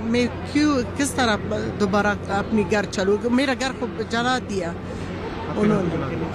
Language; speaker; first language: Hindi; non-native, learner; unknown